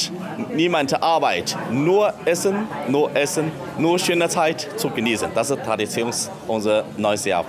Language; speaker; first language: German; non-native, learner; Chinese